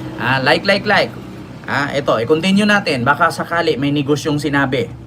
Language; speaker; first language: Filipino; native; Filipino